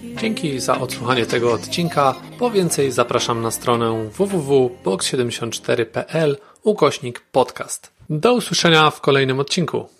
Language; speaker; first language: Polish; native; Polish